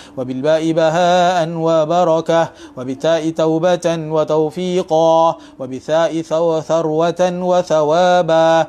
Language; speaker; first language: Arabic; non-native, fluent; Malay